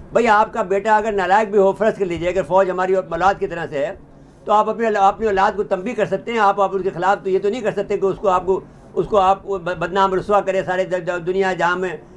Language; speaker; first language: Urdu; native; Urdu